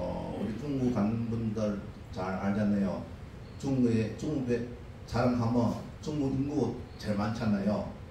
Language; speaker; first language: Korean; non-native, learner; Chinese